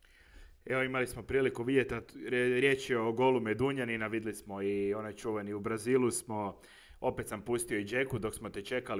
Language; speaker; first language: Croatian; native; Croatian